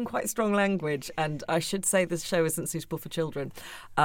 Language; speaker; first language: English; native; English